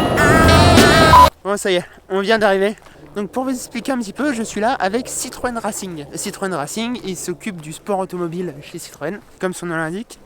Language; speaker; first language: French; native; French